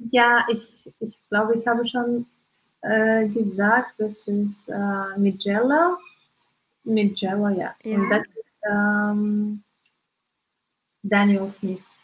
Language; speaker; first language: German; non-native, learner; Russian